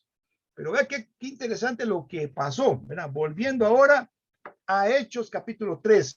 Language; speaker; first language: Spanish; native; Spanish